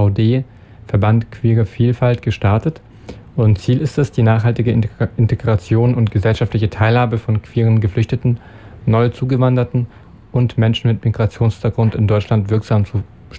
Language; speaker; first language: German; native; German